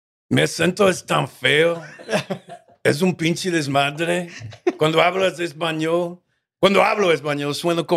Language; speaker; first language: Spanish; non-native, fluent; English